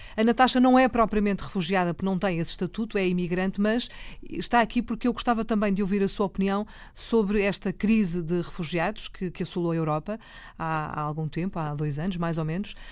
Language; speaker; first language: Portuguese; native; Portuguese